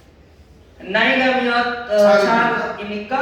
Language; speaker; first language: Korean; non-native, learner; Bangla